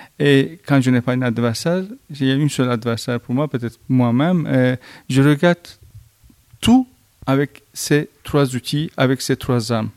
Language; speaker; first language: French; non-native, fluent; Turkish